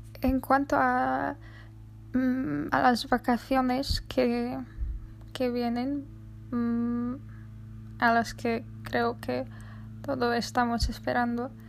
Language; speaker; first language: Spanish; non-native, fluent; Polish